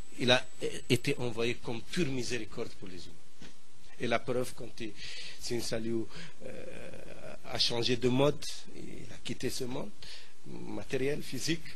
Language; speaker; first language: French; non-native, local second language; Arabic